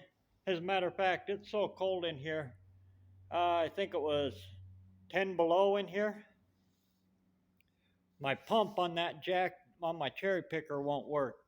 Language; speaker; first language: English; native; English